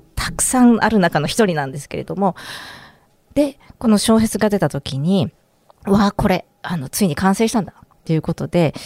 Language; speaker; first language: Japanese; native; Japanese